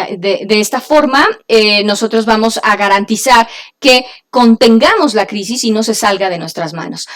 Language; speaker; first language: Spanish; native; Spanish